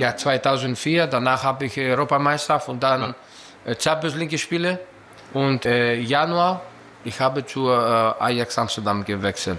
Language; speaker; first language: German; non-native, learner; Greek